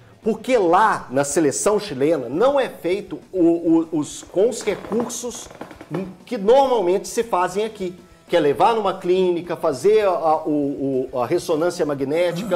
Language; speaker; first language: Portuguese; native; Portuguese